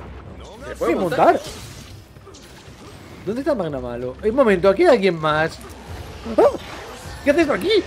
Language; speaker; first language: Spanish; native; Spanish